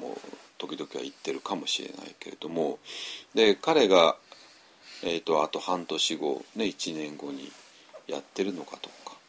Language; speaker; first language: Japanese; native; Japanese